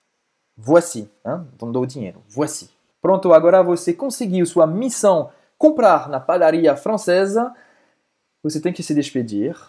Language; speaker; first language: Portuguese; non-native, fluent; French